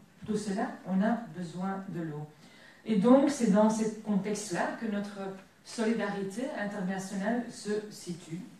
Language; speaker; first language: French; non-native, local second language; Dutch